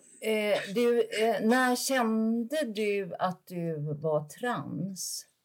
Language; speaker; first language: Swedish; native; Swedish